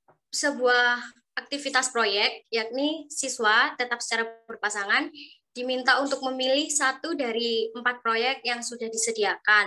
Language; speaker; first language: Indonesian; native; Indonesian